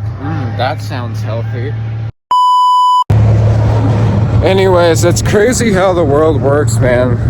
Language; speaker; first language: English; native; English